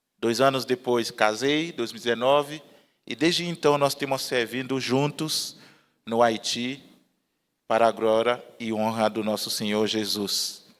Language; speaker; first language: Portuguese; non-native, fluent; Haitian Creole